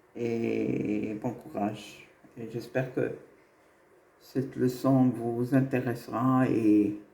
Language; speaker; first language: French; non-native, local second language; Arabic